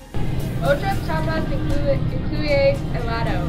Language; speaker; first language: Spanish; non-native, learner; English